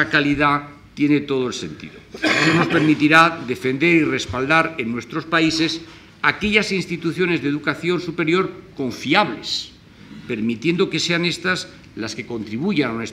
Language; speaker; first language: Spanish; native; Spanish